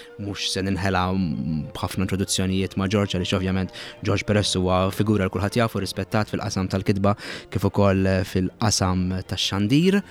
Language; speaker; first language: Maltese; native; Maltese